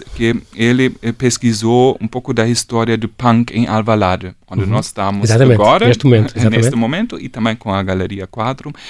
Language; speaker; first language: Portuguese; non-native, fluent; German